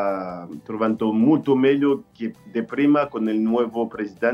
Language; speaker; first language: Italian; non-native, learner; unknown